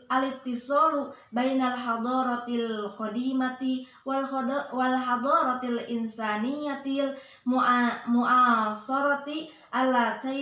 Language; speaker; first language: Arabic; non-native, learner; Indonesian